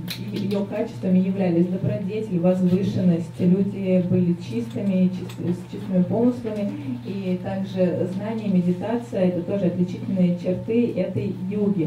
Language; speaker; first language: Russian; native; Russian